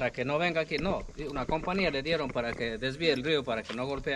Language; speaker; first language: Spanish; native; Spanish